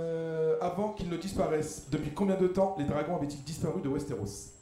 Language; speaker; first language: French; native; French